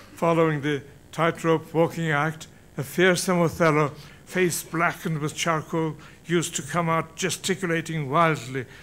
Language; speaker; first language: English; non-native, fluent; Turkish